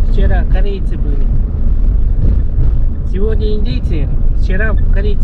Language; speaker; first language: Russian; non-native, local second language; Kazakh